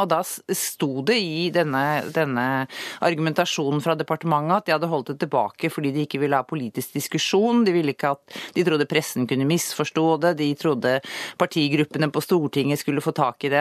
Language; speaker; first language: Norwegian; native; Norwegian